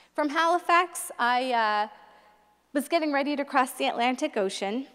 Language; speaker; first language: English; native; English